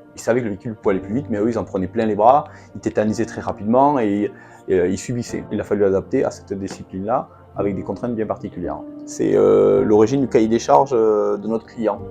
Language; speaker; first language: French; native; French